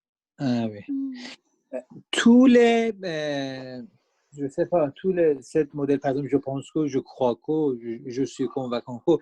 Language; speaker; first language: French; non-native, learner; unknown